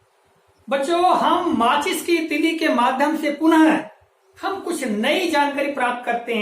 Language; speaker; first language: Hindi; native; Hindi